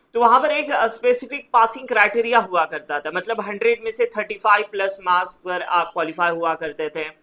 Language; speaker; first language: Hindi; non-native, local second language; Marathi